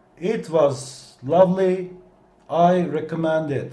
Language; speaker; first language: English; non-native, fluent; Turkish